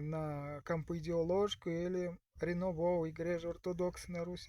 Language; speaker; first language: Portuguese; non-native, learner; Russian